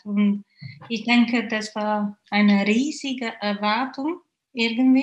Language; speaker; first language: German; non-native, fluent; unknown